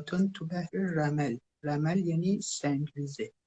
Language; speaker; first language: Persian; native; Persian